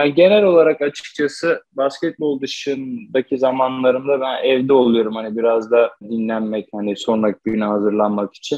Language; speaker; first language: Turkish; native; Turkish